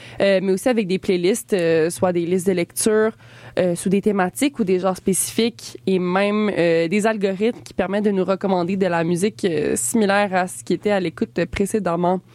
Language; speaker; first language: French; native; French